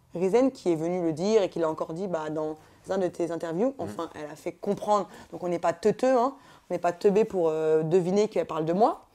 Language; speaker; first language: French; native; French